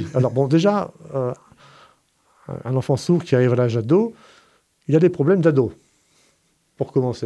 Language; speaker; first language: French; native; French